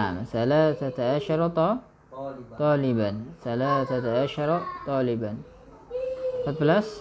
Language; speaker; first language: Arabic; non-native, fluent; Indonesian